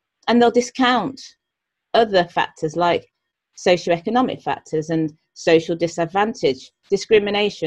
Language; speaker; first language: English; native; English